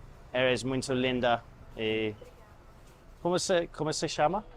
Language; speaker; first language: Portuguese; non-native, learner; English